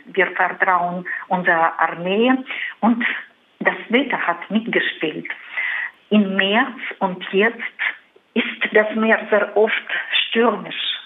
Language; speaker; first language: German; non-native, fluent; Russian